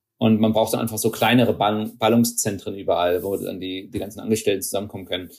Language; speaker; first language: German; early bilingual, heritage; German